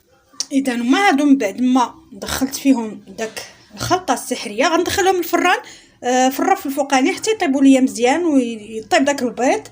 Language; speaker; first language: Arabic; native; Arabic